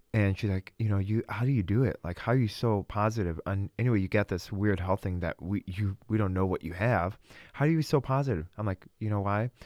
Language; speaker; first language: English; early bilingual, other home language; Russian